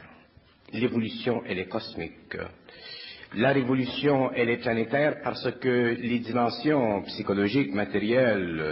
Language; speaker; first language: French; native; French